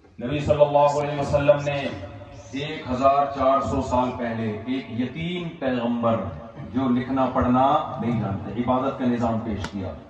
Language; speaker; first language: Urdu; native; Urdu